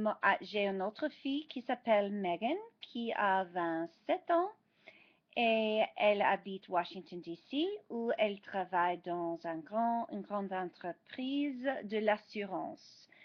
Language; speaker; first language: French; non-native, fluent; English